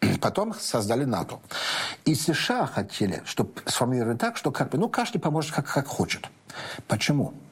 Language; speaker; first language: Russian; non-native, fluent; German